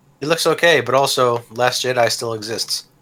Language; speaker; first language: English; native; English